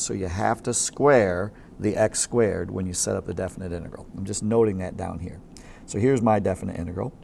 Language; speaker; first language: English; native; English